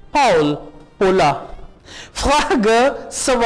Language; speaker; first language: German; non-native, fluent; Urdu